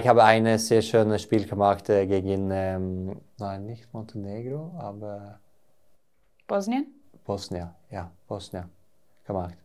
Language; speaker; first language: German; non-native, learner; Norwegian